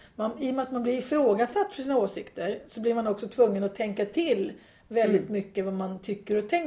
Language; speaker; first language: Swedish; native; Swedish